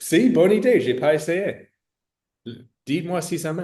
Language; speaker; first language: French; non-native, fluent; English